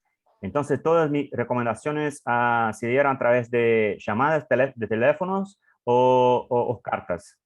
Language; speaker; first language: Spanish; non-native, learner; English